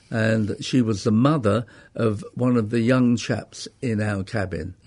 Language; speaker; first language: English; native; English